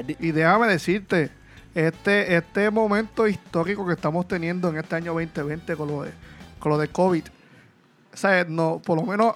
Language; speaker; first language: Spanish; native; Spanish